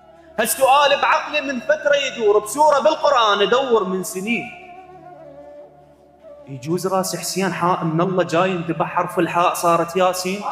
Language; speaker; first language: Arabic; native; Arabic